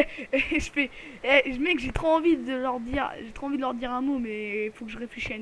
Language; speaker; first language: French; native; French